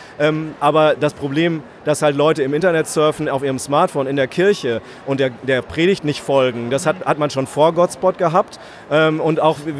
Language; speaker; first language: German; native; German